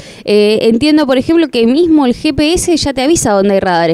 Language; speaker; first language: Spanish; native; Spanish